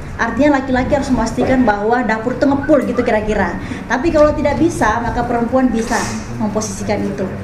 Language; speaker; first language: Indonesian; native; Indonesian